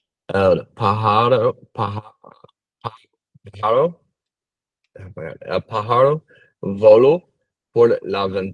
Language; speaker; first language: Spanish; non-native, learner; English